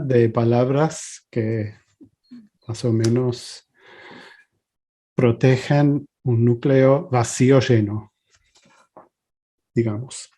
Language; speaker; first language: Spanish; non-native, fluent; English